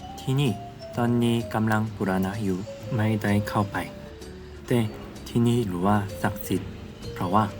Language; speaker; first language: Thai; non-native, learner; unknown